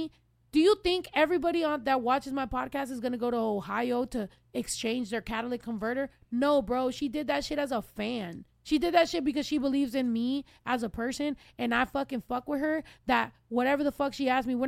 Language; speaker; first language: English; native; English